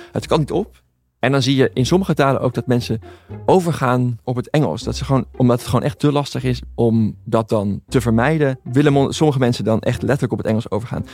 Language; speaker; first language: Dutch; native; Dutch